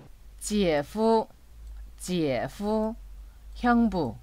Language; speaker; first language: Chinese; non-native, fluent; Korean